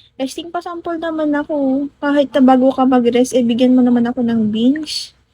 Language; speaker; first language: Filipino; non-native, local second language; Iloko